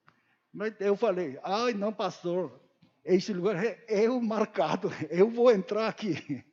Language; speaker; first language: Portuguese; non-native, learner; Korean